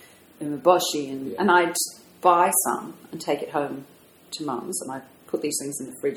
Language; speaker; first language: English; native; English